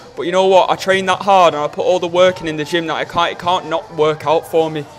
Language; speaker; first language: English; native; English